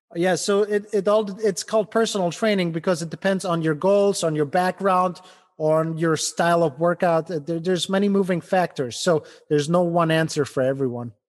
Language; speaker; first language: English; non-native, fluent; Ukrainian